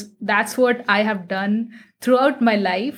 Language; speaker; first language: English; non-native, local second language; Hindi